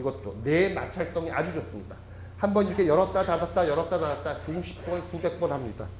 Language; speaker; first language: Korean; native; Korean